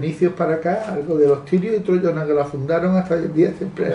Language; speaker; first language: Spanish; native; Spanish